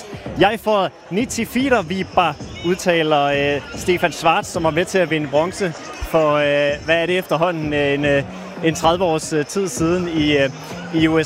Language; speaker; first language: Danish; native; Danish